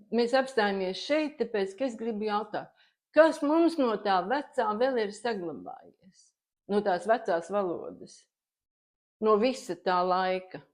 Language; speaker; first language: Latvian; native; Latvian